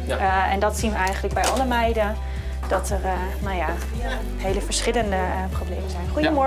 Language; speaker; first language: Dutch; native; Dutch